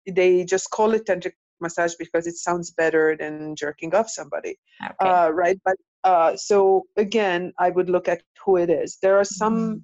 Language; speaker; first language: English; non-native, fluent; Hungarian